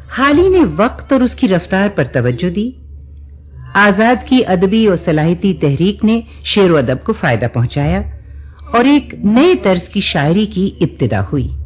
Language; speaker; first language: Urdu; native; Urdu